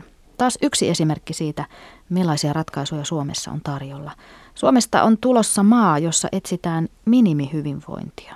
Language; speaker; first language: Finnish; native; Finnish